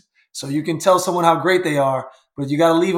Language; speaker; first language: English; native; English